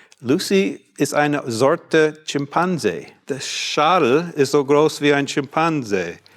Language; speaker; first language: German; non-native, fluent; English